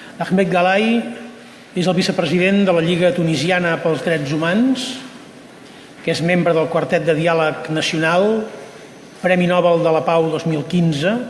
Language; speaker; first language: Catalan; native; Catalan